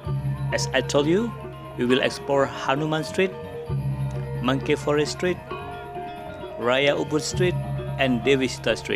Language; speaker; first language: English; non-native, learner; Indonesian